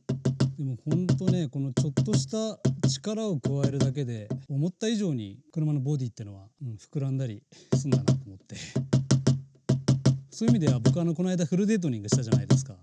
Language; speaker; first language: Japanese; native; Japanese